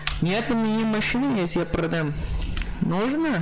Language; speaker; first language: Russian; non-native, learner; Armenian